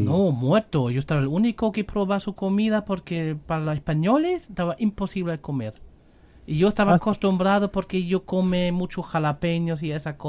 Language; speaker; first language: Spanish; non-native, learner; German